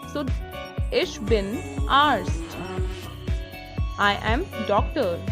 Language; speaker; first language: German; non-native, learner; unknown